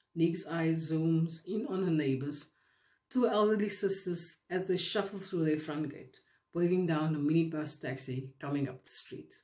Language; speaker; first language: English; non-native, local second language; Afrikaans